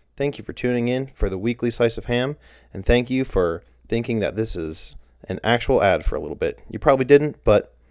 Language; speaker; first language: English; native; English